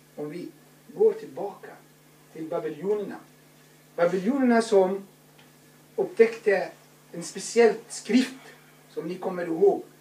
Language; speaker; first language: Swedish; non-native, fluent; Arabic